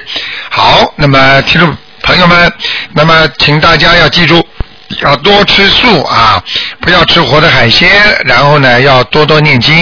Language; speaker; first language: Chinese; native; Chinese